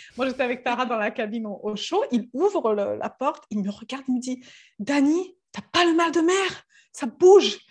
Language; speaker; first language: French; non-native, fluent; Serbian